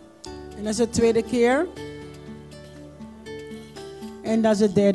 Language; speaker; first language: Dutch; non-native, fluent; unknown